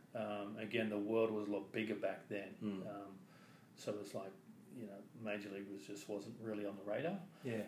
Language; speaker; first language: English; native; English